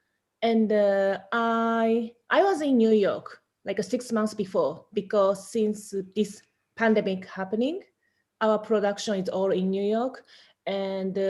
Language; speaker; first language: English; non-native, learner; Japanese